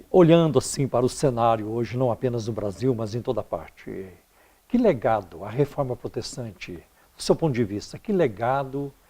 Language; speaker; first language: Portuguese; native; Portuguese